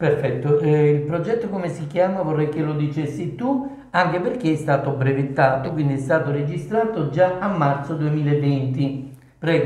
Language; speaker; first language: Italian; native; Italian